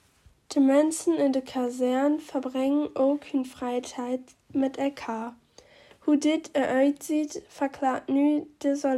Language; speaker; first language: Dutch; non-native, learner; German